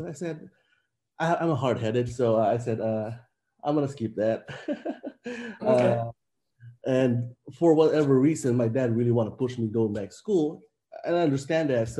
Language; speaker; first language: English; non-native, local second language; Filipino